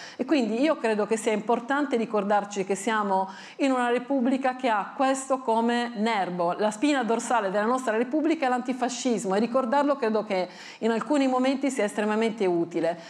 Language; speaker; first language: Italian; native; Italian